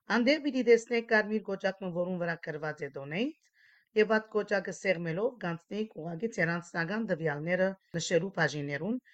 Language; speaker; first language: Armenian; early bilingual, heritage; Armenian